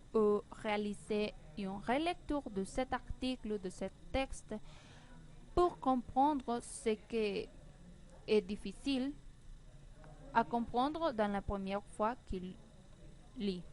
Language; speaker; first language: French; non-native, learner; Spanish